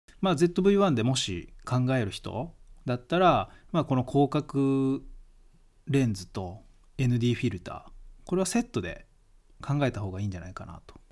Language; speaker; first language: Japanese; native; Japanese